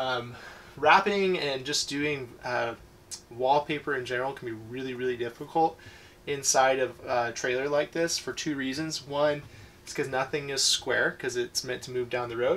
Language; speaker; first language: English; native; English